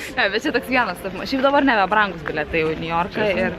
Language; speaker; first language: Lithuanian; native; Lithuanian